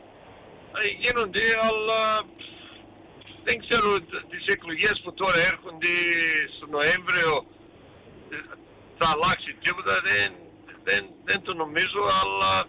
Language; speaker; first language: Greek; early bilingual, heritage; Greek